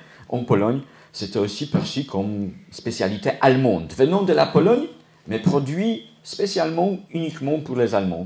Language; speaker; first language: French; non-native, fluent; Polish